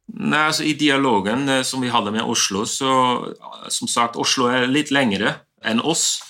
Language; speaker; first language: Norwegian; non-native, fluent; Dutch